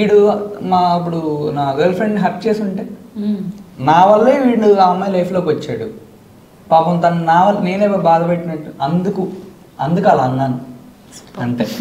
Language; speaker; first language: Telugu; native; Telugu